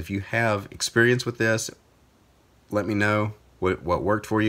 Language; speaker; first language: English; native; English